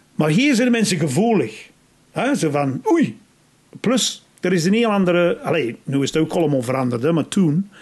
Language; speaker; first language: Dutch; non-native, fluent; English